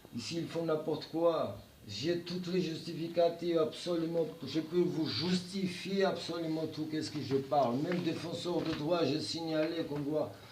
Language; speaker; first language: French; non-native, learner; Georgian